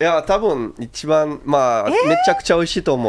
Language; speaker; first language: Japanese; non-native, fluent; French